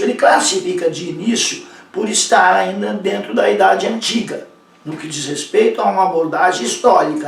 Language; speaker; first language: Portuguese; native; Portuguese